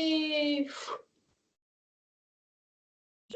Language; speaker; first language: French; native; French